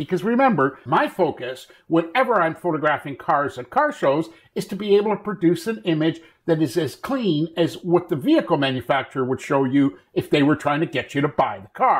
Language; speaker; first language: English; native; English